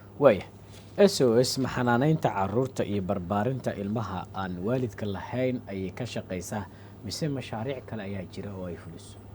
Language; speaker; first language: Somali; native; Somali